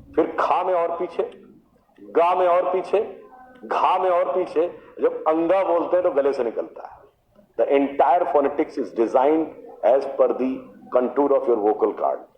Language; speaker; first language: Hindi; native; Hindi